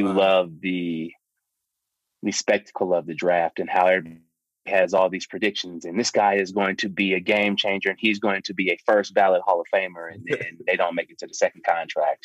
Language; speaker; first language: English; native; English